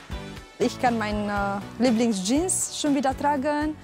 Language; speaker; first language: German; non-native, learner; Romanian